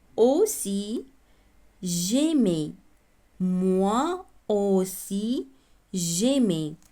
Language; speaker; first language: French; non-native, local second language; Arabic